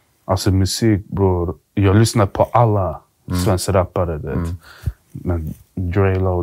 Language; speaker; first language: Swedish; early bilingual, other home language; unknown